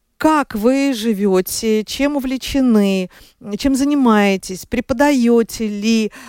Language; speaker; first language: Russian; native; Russian